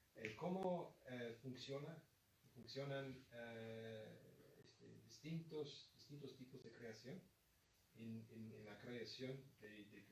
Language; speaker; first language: Spanish; non-native, fluent; English